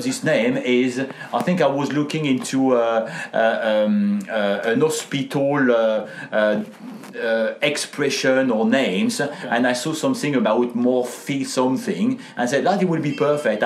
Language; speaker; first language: English; non-native, fluent; French